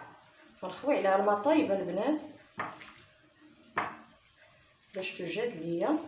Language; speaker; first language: Arabic; native; Arabic